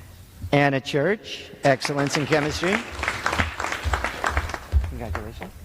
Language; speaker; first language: English; native; English